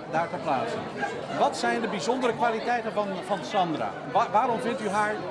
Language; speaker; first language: Dutch; native; Dutch